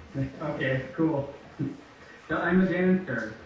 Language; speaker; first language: English; non-native, fluent; Hungarian